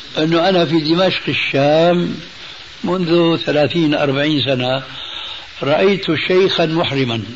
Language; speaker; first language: Arabic; early bilingual, other home language; Albanian